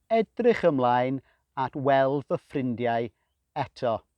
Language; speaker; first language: Welsh; non-native, fluent; English